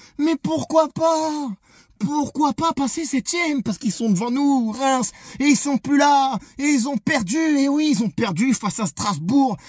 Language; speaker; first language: French; native; French